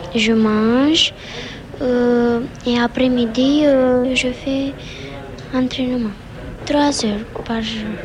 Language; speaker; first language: French; non-native, learner; Romanian